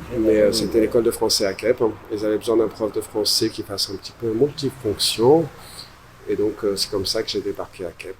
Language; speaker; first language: French; native; French